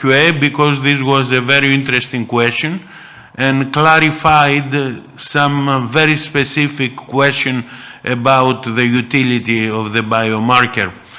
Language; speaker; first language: English; non-native, fluent; Greek